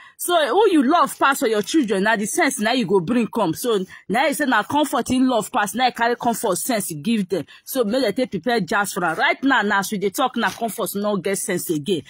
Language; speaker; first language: Nigerian Pidgin; non-native, local second language; Igbo